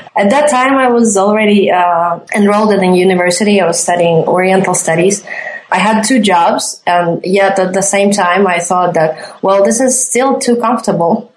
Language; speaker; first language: English; non-native, fluent; Latvian